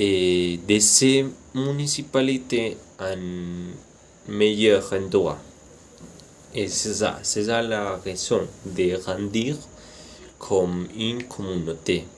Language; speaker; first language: French; non-native, learner; Spanish